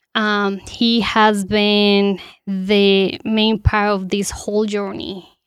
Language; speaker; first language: English; non-native, fluent; Spanish